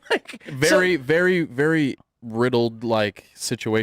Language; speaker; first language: English; native; English